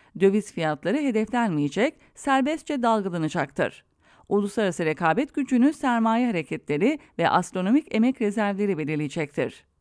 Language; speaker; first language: Turkish; native; Turkish